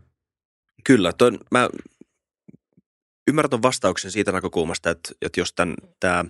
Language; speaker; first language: Finnish; native; Finnish